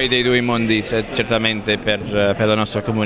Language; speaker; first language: Italian; non-native, learner; English